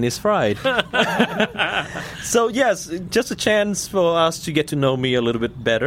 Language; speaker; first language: English; non-native, fluent; Vietnamese